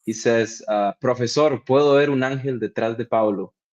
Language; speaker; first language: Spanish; non-native, learner; English